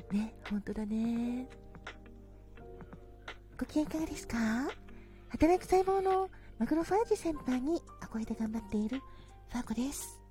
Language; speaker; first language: Japanese; native; Japanese